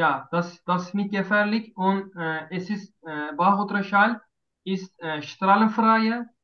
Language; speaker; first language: German; non-native, learner; Turkish